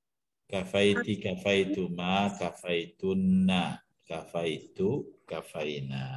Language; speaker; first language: Arabic; non-native, fluent; Indonesian